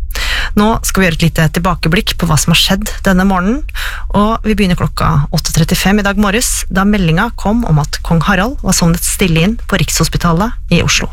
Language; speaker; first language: Norwegian; native; Norwegian